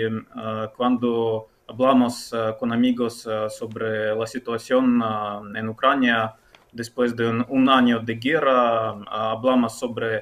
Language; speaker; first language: Spanish; non-native, fluent; Ukrainian